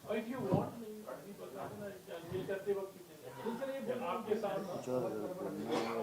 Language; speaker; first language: Hindi; native; Hindi